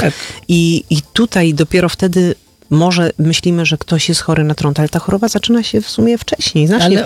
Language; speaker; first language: Polish; native; Polish